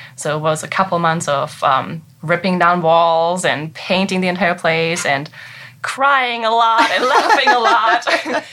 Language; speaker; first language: English; non-native, fluent; German